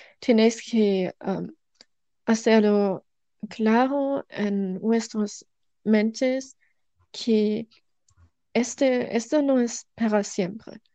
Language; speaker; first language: Spanish; non-native, learner; German